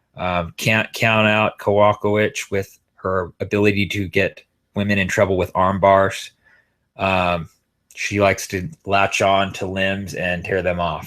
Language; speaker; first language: English; native; English